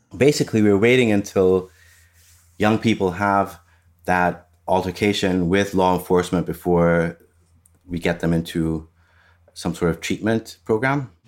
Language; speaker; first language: English; non-native, fluent; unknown